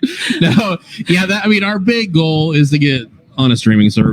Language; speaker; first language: English; native; English